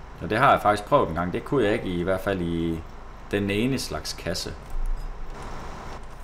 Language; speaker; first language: Danish; native; Danish